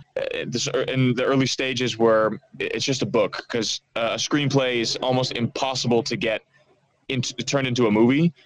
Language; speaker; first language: English; non-native, fluent; Dutch